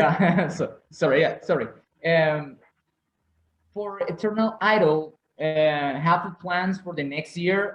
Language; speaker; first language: English; non-native, learner; Spanish